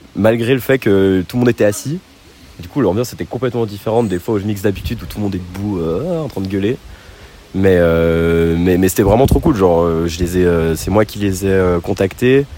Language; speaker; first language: French; native; French